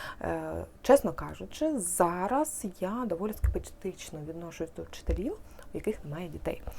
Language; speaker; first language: Ukrainian; native; Ukrainian